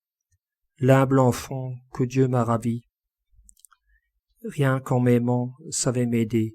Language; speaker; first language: French; native; French